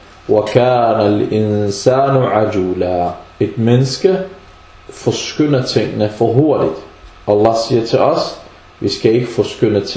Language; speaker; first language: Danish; non-native, fluent; Arabic